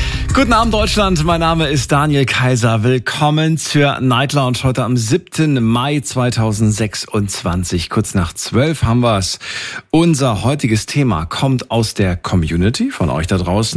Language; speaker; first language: German; native; German